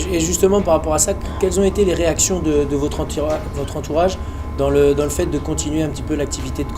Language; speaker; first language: French; native; French